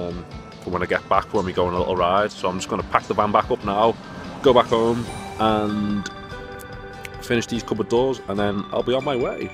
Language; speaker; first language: English; native; English